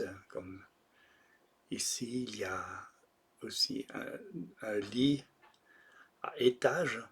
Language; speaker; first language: French; non-native, local second language; German